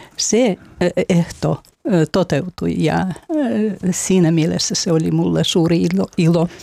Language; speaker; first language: Finnish; non-native, fluent; Russian